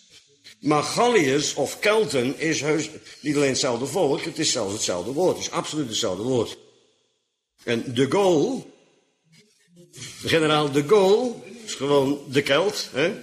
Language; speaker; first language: Dutch; native; Dutch